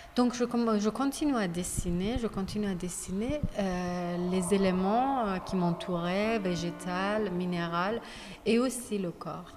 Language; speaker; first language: French; non-native, fluent; Persian